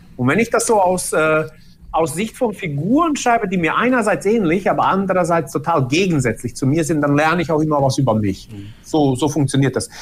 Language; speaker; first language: German; early bilingual, other home language; Bosnian